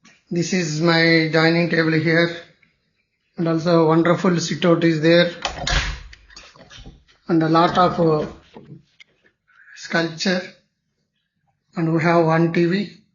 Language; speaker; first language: English; non-native, local second language; Telugu